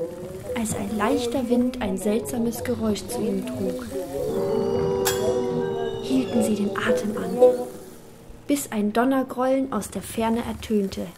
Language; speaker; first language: German; native; German